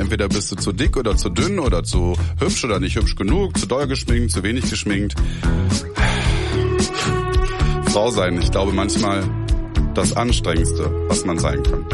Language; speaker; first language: German; native; German